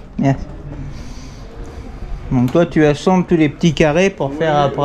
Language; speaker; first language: French; native; French